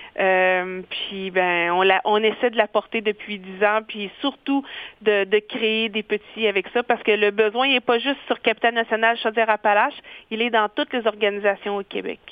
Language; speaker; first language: French; native; French